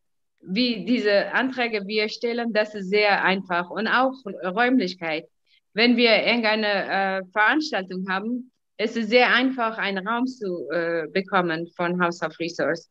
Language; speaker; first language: German; non-native, fluent; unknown